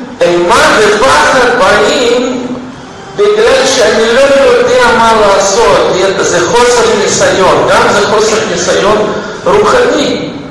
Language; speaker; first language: Hebrew; non-native, fluent; Russian